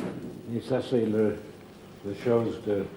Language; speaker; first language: French; non-native, learner; English